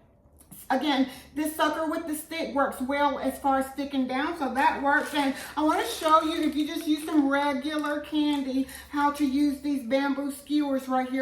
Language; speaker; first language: English; native; English